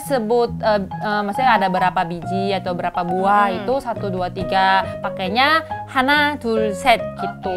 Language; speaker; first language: Indonesian; non-native, fluent; Korean